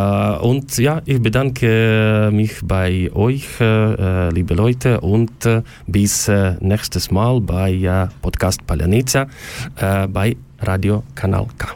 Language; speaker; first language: German; non-native, fluent; Ukrainian